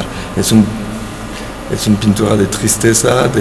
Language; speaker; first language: Spanish; non-native, learner; French